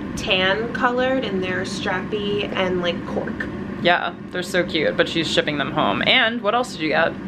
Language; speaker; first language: English; native; English